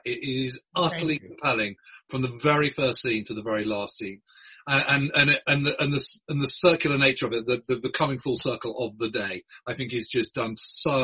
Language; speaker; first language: English; native; English